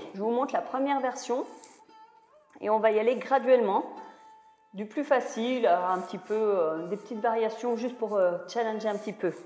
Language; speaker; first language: French; native; French